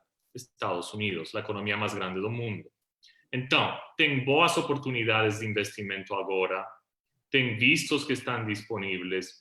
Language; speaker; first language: Portuguese; non-native, fluent; Spanish